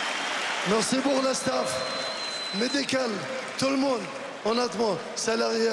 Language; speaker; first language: French; non-native, learner; Arabic